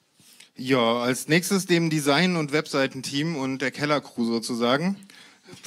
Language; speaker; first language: German; native; German